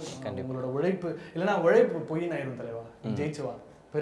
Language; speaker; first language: Tamil; native; Tamil